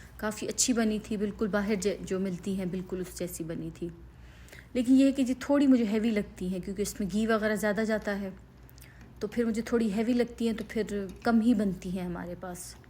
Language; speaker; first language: Urdu; native; Urdu